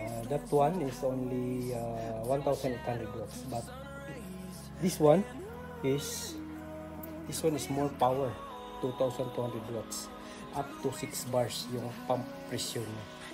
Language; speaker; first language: English; non-native, local second language; Filipino